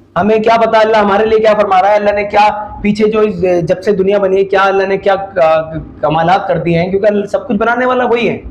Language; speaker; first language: Urdu; native; Urdu